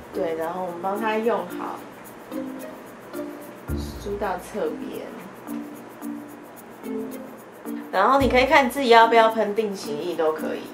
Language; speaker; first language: Chinese; native; Chinese